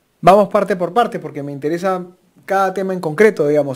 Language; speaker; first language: Spanish; native; Spanish